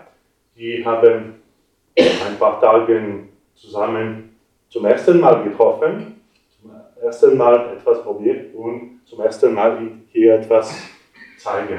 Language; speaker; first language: German; non-native, learner; French